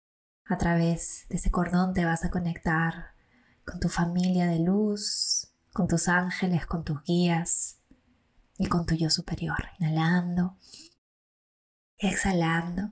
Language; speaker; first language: Spanish; native; Spanish